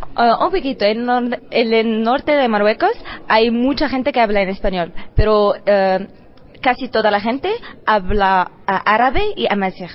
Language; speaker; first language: Spanish; non-native, fluent; Arabic